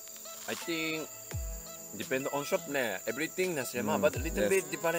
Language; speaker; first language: English; non-native, learner; Japanese